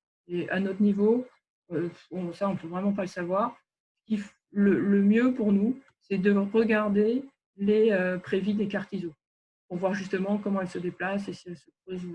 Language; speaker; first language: French; native; French